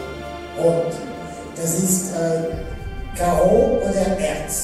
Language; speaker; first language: German; non-native, learner; French